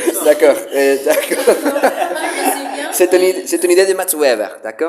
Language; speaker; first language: French; non-native, learner; Spanish